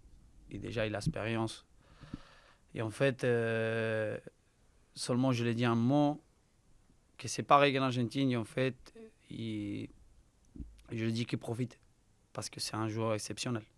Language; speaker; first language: French; non-native, learner; Spanish